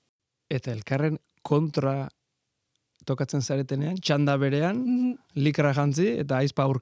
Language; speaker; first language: Basque; native; Basque